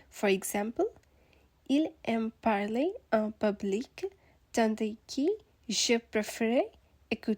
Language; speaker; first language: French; non-native, learner; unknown